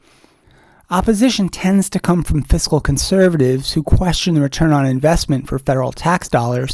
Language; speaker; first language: English; native; English